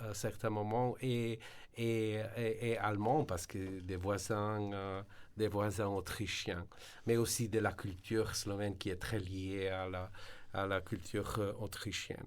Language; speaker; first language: French; non-native, fluent; Slovenian